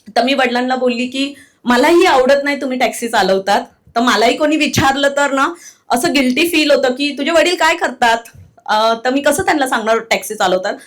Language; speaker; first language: Marathi; non-native, local second language; Telugu